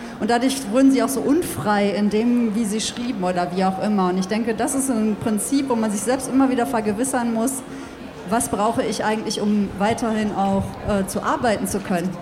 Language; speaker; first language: German; native; German